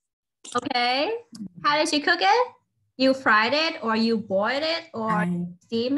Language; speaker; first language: English; non-native, fluent; Vietnamese